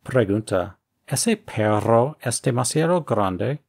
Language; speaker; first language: Spanish; non-native, fluent; English